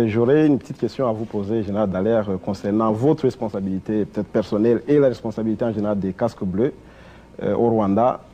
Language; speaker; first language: French; non-native, local second language; Kinyarwanda